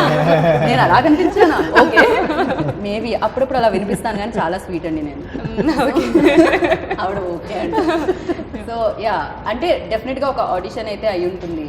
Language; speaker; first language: Telugu; native; Telugu